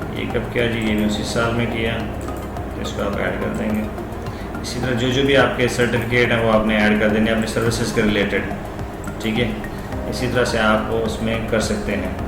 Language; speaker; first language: Urdu; non-native, local second language; Punjabi